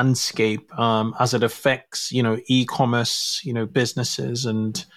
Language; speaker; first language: English; non-native, local second language; Yoruba